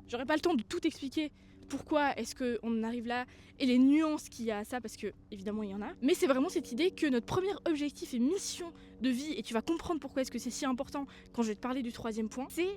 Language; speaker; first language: French; native; French